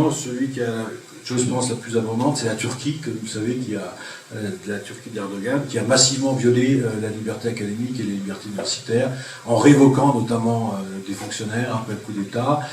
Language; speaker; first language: French; native; French